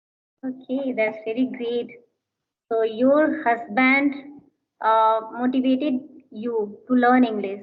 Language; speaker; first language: English; non-native, learner; Hindi